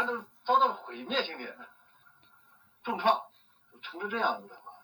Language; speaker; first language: Chinese; native; Chinese